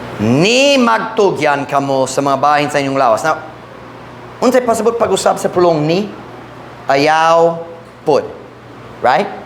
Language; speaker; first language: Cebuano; non-native, fluent; English